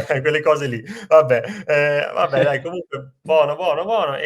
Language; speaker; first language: Italian; native; Italian